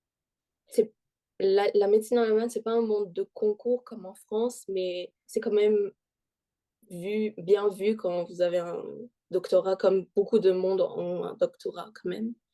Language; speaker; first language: French; early bilingual, heritage; French